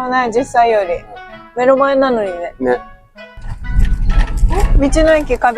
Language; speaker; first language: Japanese; native; Japanese